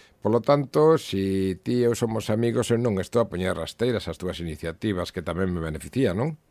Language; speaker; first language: Galician; native; Galician